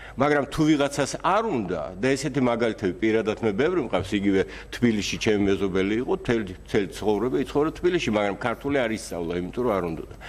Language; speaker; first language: Georgian; early bilingual, heritage; Georgian